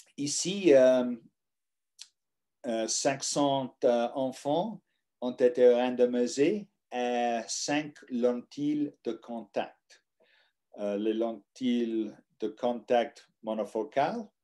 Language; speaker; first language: French; non-native, learner; English